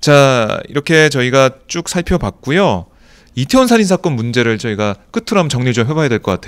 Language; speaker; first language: Korean; native; Korean